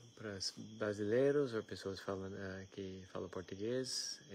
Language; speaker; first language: Portuguese; non-native, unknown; English